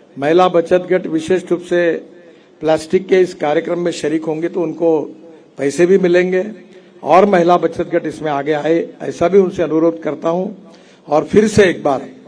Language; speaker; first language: Hindi; non-native, local second language; Marathi